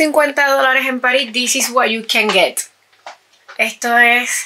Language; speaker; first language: Spanish; native; Spanish